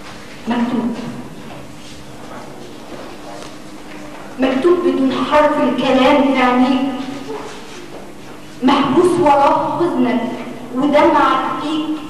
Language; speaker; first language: Arabic; native; Arabic